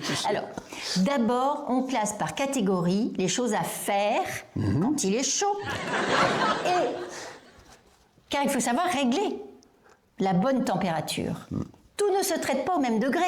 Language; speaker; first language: French; native; French